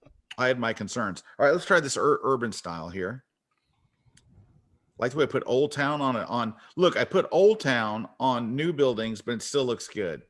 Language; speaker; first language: English; native; English